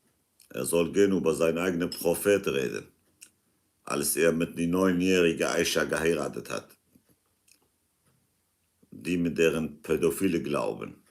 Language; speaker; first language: German; non-native, fluent; Kurdish